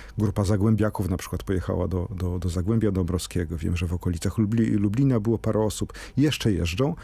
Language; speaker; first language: Polish; native; Polish